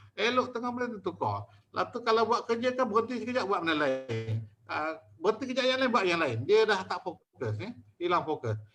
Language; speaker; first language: Malay; native; Malay